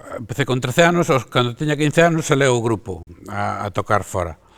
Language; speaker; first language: Galician; native; Galician